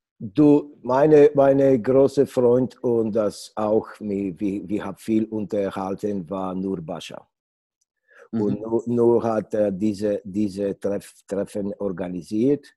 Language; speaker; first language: German; non-native, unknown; Polish